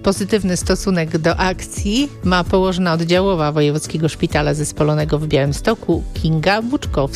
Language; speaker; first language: Polish; native; Polish